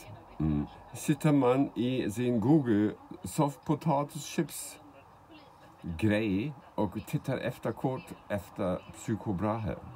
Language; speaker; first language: Swedish; non-native, fluent; German